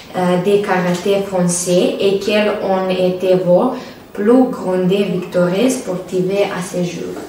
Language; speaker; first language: French; non-native, learner; Serbian